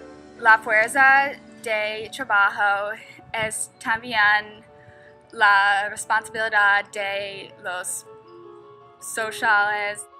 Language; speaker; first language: Spanish; non-native, learner; English